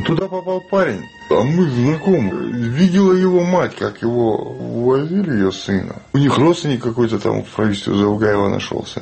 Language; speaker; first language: Russian; non-native, local second language; Chechen